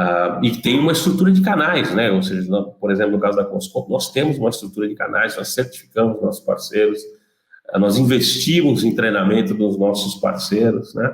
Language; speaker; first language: Portuguese; native; Portuguese